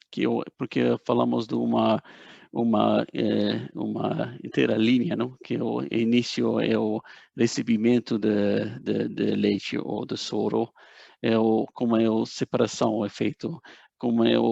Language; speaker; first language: Portuguese; non-native, fluent; Dutch